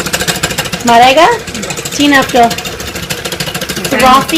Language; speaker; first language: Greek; early bilingual, heritage; English